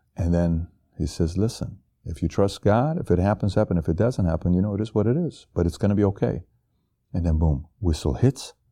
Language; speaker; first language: English; non-native, fluent; Persian